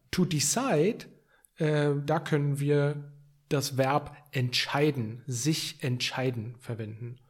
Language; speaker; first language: German; native; German